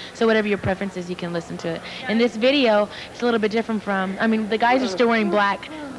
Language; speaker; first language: English; native; English